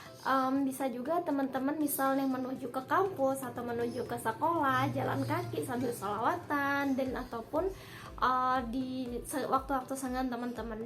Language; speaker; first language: Indonesian; native; Indonesian